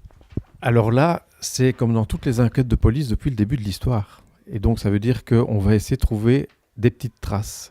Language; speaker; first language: French; native; French